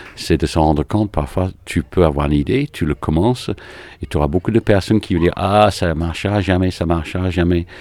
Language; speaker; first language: French; non-native, fluent; English